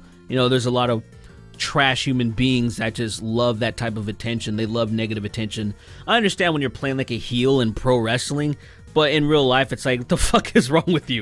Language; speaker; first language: English; native; English